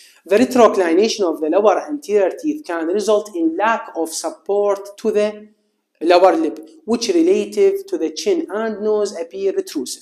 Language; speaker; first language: English; non-native, fluent; Arabic